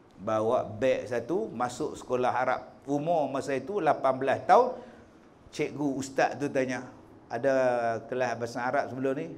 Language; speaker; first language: Malay; native; Malay